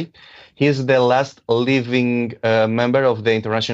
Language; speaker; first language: English; non-native, fluent; Catalan